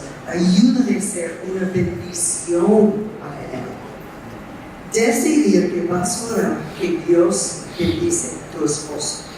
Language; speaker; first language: Spanish; non-native, fluent; English